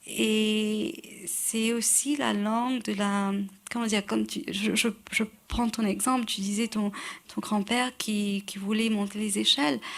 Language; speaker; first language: French; non-native, local second language; Morisyen